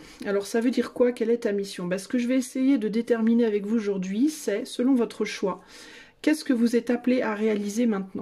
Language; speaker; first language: French; native; French